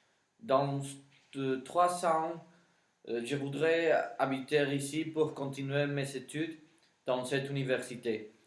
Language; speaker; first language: French; non-native, learner; Spanish